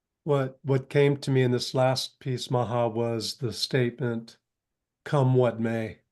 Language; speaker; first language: English; native; English